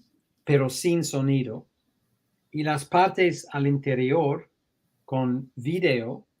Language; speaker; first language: Spanish; non-native, fluent; English